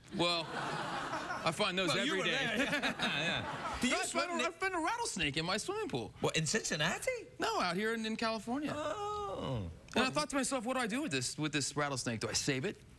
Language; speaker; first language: English; native; English